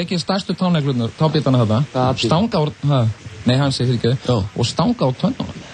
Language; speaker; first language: Icelandic; native; Icelandic